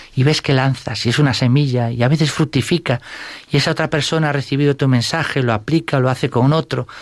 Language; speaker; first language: Spanish; native; Spanish